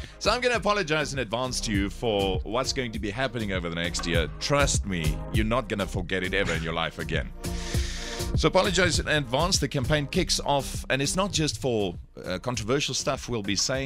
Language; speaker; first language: English; non-native, local second language; Afrikaans